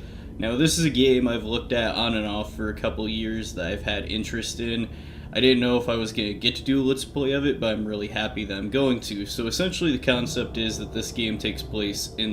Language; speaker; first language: English; native; English